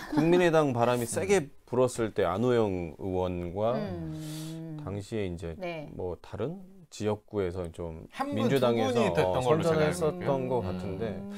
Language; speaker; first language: Korean; native; Korean